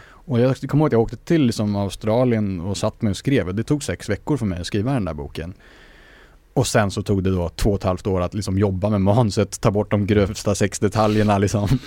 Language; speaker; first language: Swedish; native; Swedish